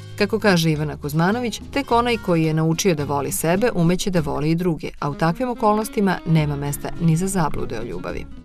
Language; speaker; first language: Serbian; native; Serbian